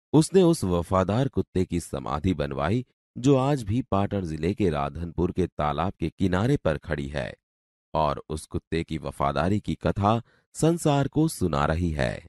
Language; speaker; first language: Hindi; non-native, local second language; Gujarati